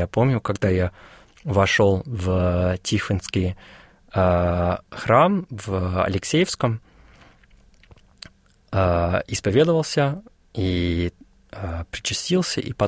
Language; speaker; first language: Russian; non-native, fluent; English